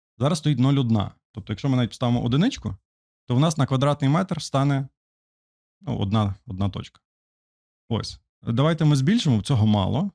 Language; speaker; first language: Ukrainian; native; Ukrainian